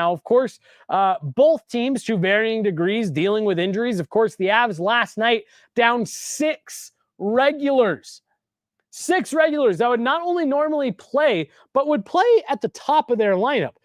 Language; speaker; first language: English; native; English